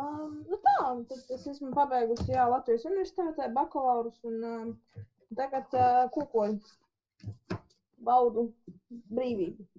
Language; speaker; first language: Latvian; non-native, local second language; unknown